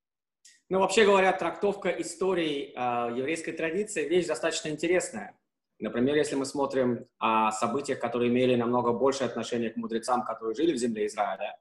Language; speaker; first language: Russian; native; Russian